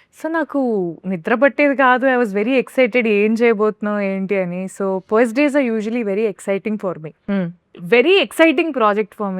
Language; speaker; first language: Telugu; native; Telugu